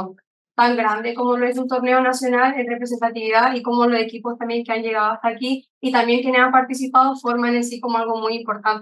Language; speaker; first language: Spanish; native; Spanish